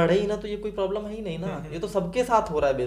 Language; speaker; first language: Hindi; native; Hindi